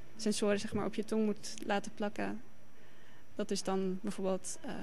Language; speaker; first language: Dutch; native; Dutch